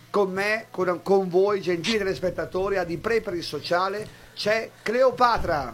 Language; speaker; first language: Italian; native; Italian